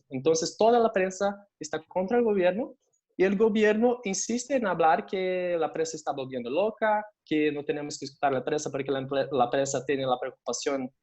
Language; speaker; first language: Spanish; non-native, fluent; Portuguese